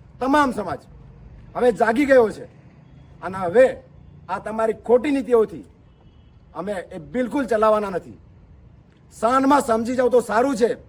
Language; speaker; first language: Gujarati; non-native, local second language; Bhili